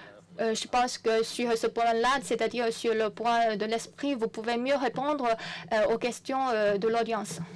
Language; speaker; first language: French; non-native, fluent; Chinese